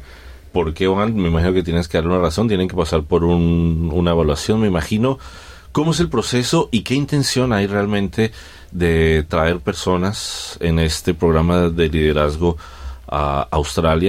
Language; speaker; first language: Spanish; native; Spanish